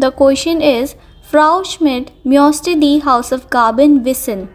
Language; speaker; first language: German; non-native, fluent; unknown